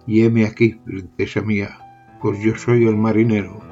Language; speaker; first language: Spanish; non-native, local second language; Catalan